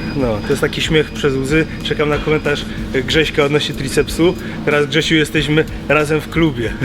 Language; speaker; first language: Polish; native; Polish